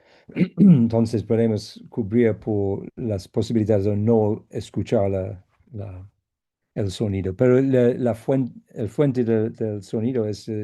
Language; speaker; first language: Spanish; non-native, fluent; English